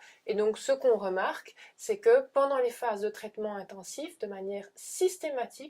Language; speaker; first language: French; native; French